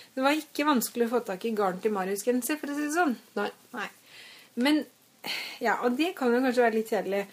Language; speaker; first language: Norwegian; native; Norwegian